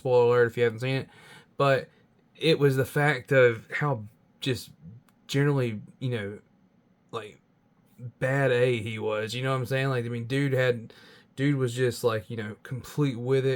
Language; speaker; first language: English; native; English